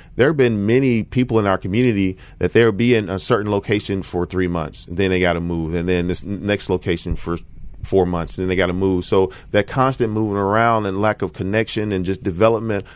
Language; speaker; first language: English; native; English